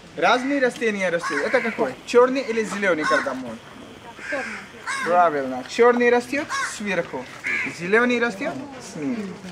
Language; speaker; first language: Russian; non-native, learner; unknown